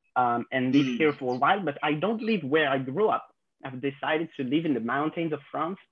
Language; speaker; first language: English; non-native, fluent; French